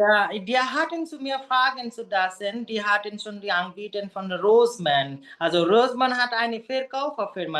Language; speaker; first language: German; non-native, learner; Bangla